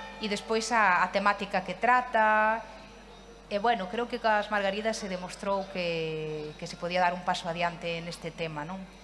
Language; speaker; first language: Galician; native; Galician